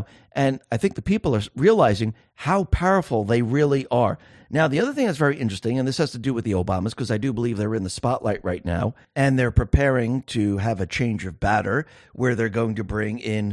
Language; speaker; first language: English; native; English